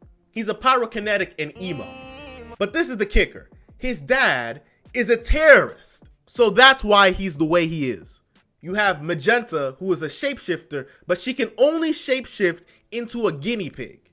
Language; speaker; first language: English; native; English